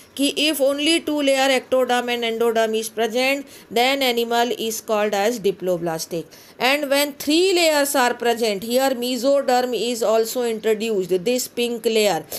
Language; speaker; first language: Hindi; native; Hindi